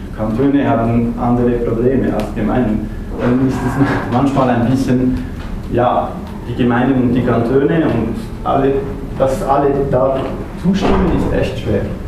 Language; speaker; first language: German; non-native, fluent; French